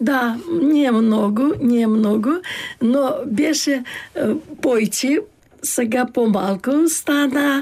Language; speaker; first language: Bulgarian; early bilingual, heritage; Bulgarian